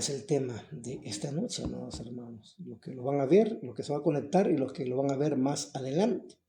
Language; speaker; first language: Spanish; native; Spanish